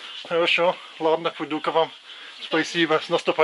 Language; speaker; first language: Russian; non-native, fluent; English